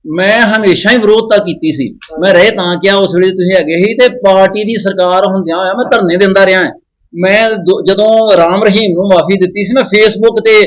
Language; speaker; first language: Punjabi; native; Punjabi